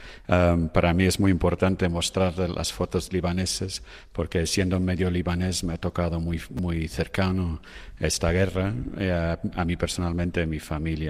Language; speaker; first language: Spanish; non-native, fluent; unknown